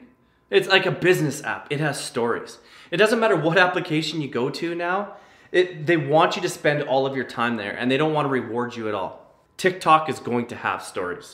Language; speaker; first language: English; native; English